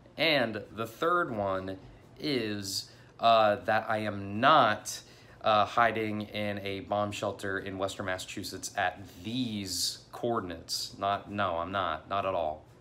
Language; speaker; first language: English; native; English